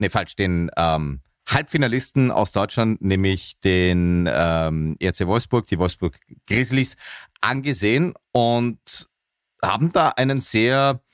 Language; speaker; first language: German; native; German